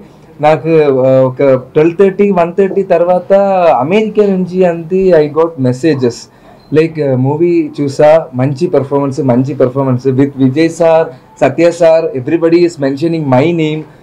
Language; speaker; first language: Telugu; non-native, learner; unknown